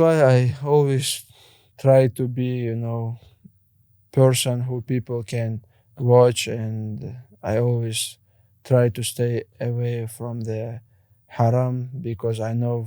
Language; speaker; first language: English; non-native, learner; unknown